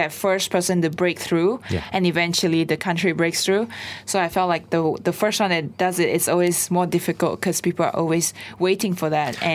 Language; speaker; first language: English; non-native, local second language; Chinese